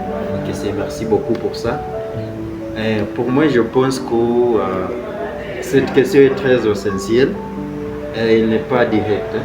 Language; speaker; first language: French; non-native, fluent; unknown